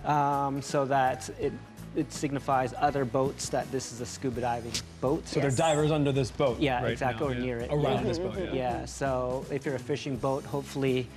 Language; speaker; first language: English; native; English